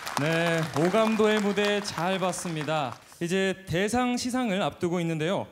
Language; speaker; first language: Korean; native; Korean